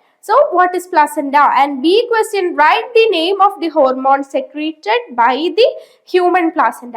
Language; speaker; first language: English; non-native, local second language; Malayalam